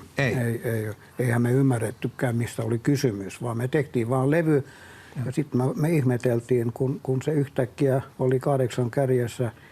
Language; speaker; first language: Finnish; non-native, local second language; Swedish